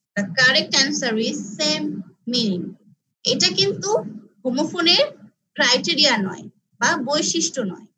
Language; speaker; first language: English; non-native, local second language; Bangla